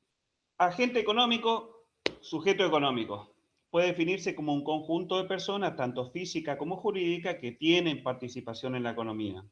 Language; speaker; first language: Spanish; native; Spanish